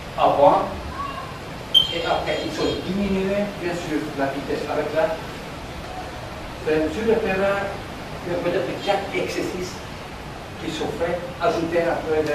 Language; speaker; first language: French; non-native, learner; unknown